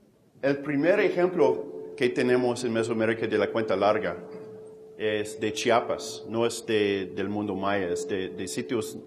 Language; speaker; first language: Spanish; non-native, fluent; English